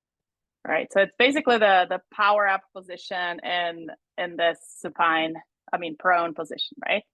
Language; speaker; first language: English; native; English